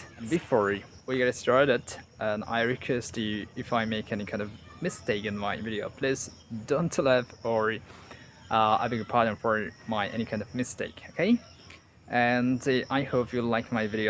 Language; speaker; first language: English; non-native, learner; Bangla